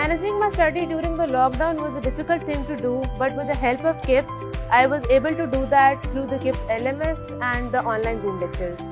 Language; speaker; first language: English; non-native, local second language; Urdu